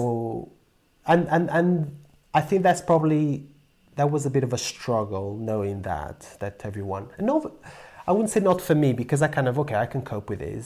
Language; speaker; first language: English; non-native, fluent; Portuguese